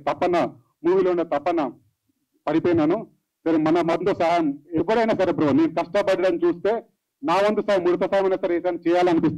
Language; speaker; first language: Telugu; native; Telugu